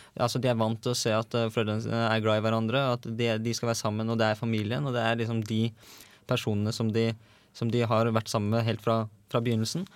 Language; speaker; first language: Norwegian; native; Norwegian